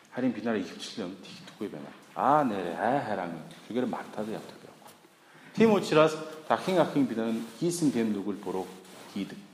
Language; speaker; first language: Mongolian; non-native, fluent; Korean